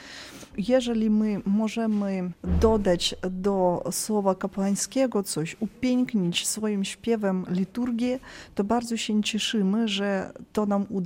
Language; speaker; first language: Polish; early bilingual, heritage; Polish